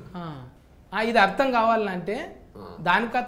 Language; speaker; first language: Telugu; native; Telugu